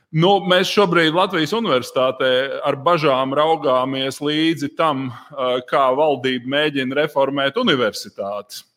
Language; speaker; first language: Latvian; native; Latvian